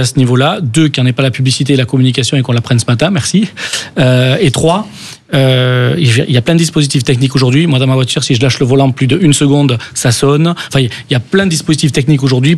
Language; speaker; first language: French; native; French